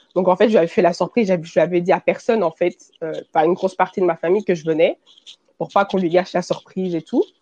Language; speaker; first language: French; native; French